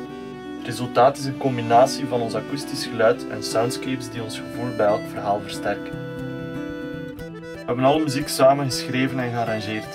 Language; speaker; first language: Dutch; native; Dutch